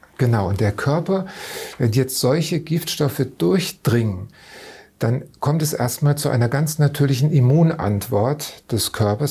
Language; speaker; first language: German; native; German